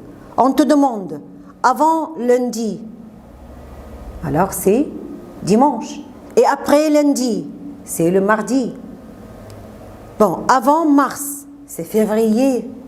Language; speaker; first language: French; non-native, fluent; Arabic